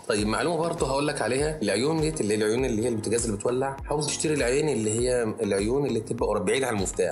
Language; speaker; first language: Arabic; native; Arabic